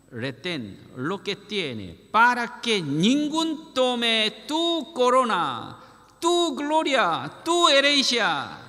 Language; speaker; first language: Spanish; non-native, learner; Korean